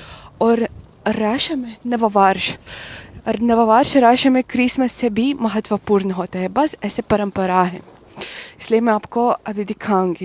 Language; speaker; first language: Hindi; non-native, fluent; Russian